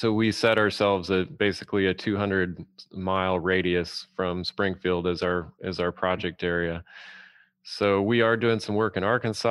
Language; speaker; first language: English; native; English